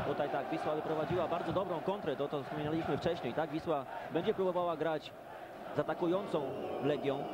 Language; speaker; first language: Polish; native; Polish